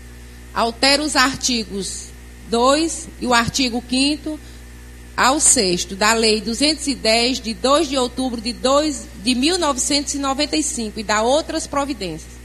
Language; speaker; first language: Portuguese; native; Portuguese